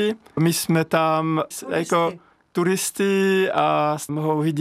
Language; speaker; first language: Czech; non-native, fluent; French